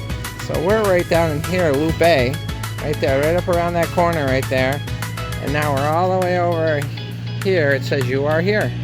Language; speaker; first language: English; native; English